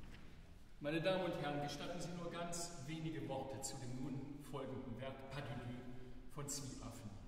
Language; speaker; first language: German; native; German